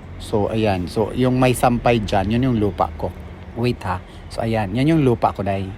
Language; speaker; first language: Filipino; non-native, local second language; Cebuano